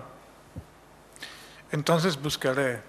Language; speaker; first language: Spanish; non-native, fluent; English